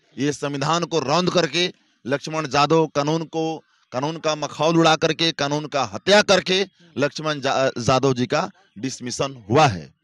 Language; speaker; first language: Hindi; native; Hindi